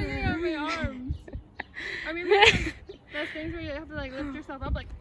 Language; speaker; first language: English; native; English